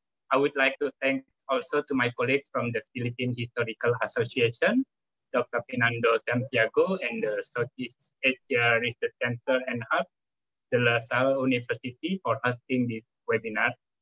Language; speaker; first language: English; non-native, fluent; Indonesian